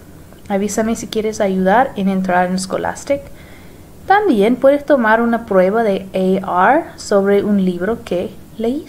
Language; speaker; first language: Spanish; non-native, fluent; English